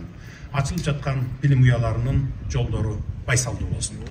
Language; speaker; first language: Kyrgyz; native; Kyrgyz